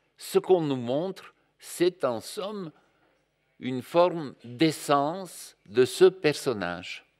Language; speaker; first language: French; non-native, fluent; Bulgarian